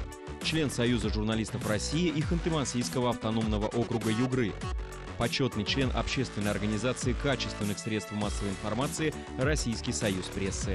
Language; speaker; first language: Russian; native; Russian